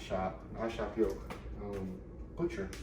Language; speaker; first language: Turkish; non-native, learner; English